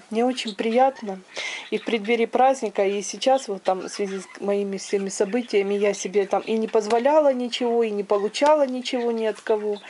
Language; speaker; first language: Russian; non-native, local second language; Ukrainian